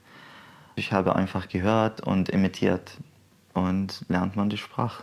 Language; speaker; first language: German; non-native, fluent; Arabic